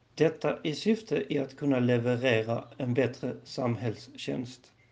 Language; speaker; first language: Swedish; non-native, learner; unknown